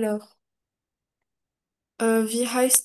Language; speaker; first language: German; non-native, learner; French